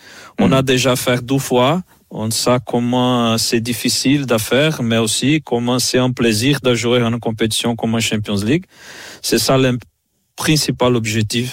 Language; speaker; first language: French; non-native, fluent; Portuguese